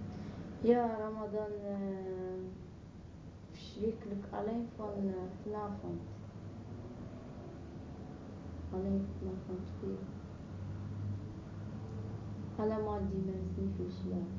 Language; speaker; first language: Dutch; non-native, learner; Arabic